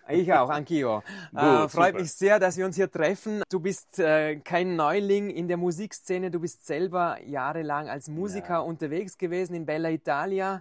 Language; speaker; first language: German; native; German